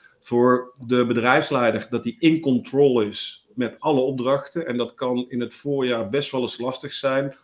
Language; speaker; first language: Dutch; native; Dutch